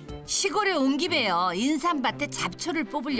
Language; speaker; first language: Korean; native; Korean